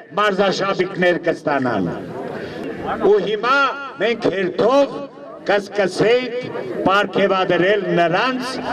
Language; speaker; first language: Armenian; native; Armenian